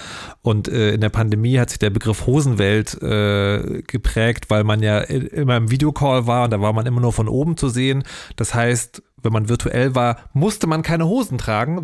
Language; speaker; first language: German; native; German